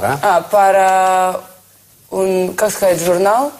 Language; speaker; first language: Spanish; non-native, learner; Russian